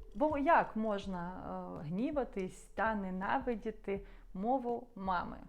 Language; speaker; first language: Ukrainian; non-native, local second language; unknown